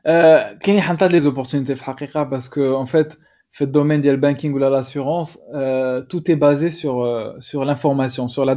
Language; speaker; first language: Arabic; native; Arabic